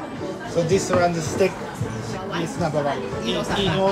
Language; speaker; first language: English; non-native, learner; Japanese